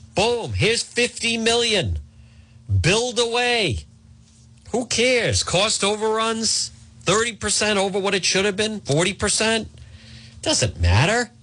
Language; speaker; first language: English; native; English